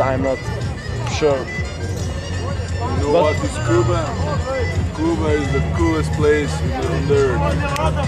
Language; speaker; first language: English; non-native, learner; Serbian